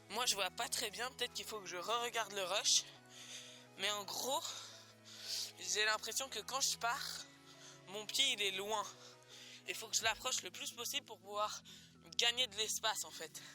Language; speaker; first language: French; native; French